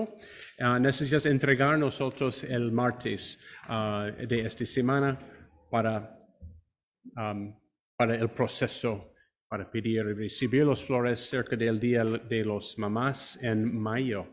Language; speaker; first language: Spanish; non-native, fluent; English